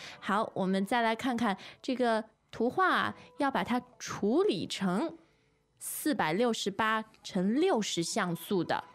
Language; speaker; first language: Chinese; native; Chinese